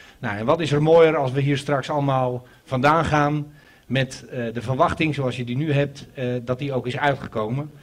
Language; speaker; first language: Dutch; native; Dutch